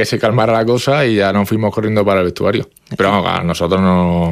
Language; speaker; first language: Spanish; native; Spanish